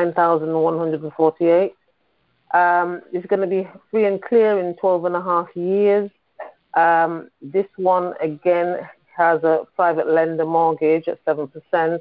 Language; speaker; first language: English; native; English